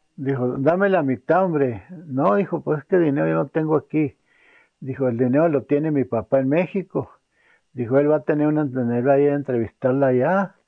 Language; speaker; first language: Spanish; native; Spanish